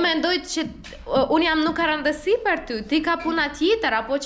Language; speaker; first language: Albanian; non-native, learner; Russian